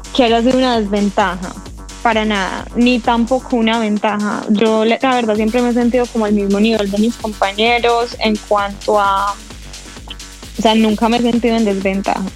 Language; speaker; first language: Spanish; native; Spanish